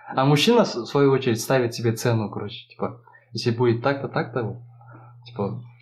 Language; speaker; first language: Russian; non-native, local second language; Kazakh